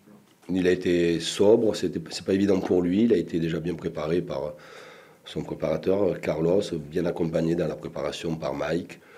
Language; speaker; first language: French; native; French